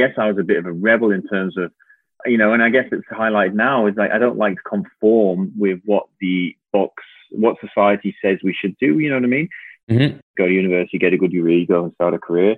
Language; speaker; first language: English; native; English